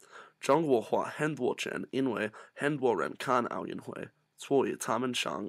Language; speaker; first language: Chinese; non-native, learner; English